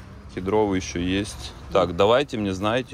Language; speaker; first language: Russian; native; Russian